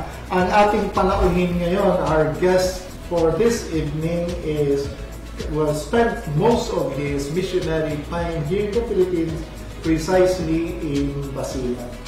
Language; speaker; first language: English; non-native, local second language; Filipino